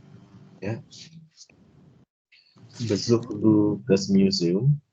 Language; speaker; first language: German; non-native, learner; Indonesian